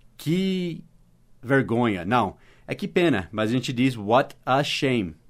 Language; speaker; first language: Portuguese; non-native, fluent; English